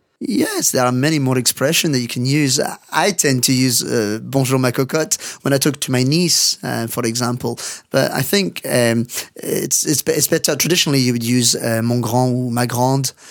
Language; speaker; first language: English; non-native, fluent; French